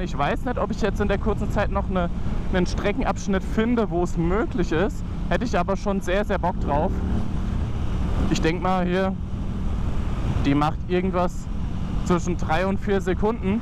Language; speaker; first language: German; native; German